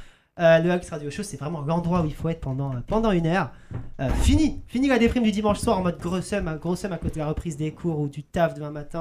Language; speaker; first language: French; native; French